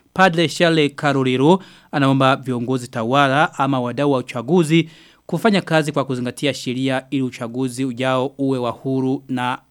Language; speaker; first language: Swahili; non-native, local second language; Rundi